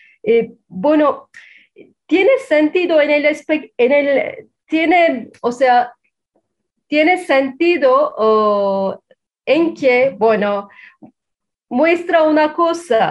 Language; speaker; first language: Spanish; non-native, fluent; Turkish